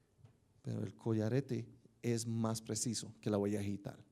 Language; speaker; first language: Spanish; native; Spanish